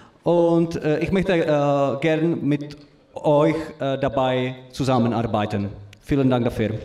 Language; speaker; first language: German; non-native, learner; Czech